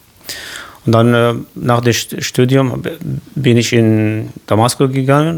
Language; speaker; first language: German; non-native, learner; Kurdish